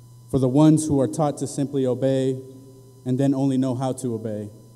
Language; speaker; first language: English; early bilingual, other home language; Spanish